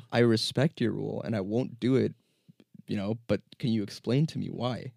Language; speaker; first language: English; native; English